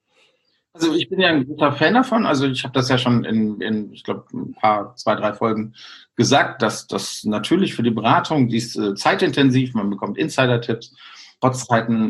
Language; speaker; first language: German; native; German